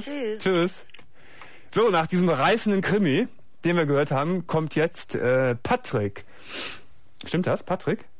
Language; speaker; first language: German; native; German